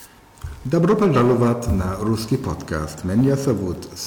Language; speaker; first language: Russian; non-native, learner; German